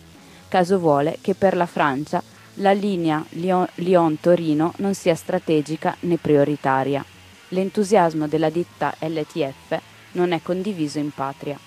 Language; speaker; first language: Italian; native; Italian